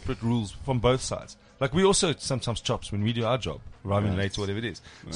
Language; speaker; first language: English; native; English